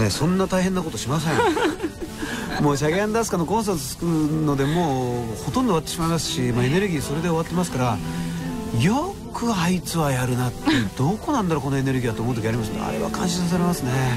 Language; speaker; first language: Japanese; native; Japanese